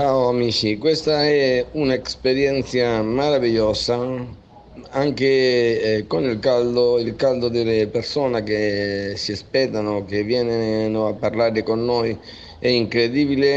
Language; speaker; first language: Italian; non-native, learner; Spanish